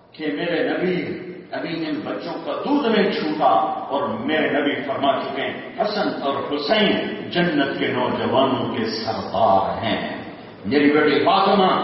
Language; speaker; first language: Urdu; native; Urdu